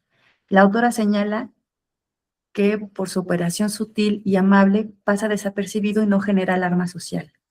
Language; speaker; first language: Spanish; native; Spanish